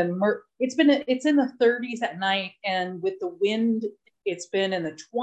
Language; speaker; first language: English; native; English